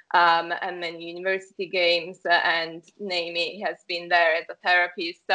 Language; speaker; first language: English; non-native, fluent; Italian